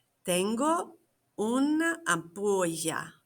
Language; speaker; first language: Spanish; non-native, fluent; English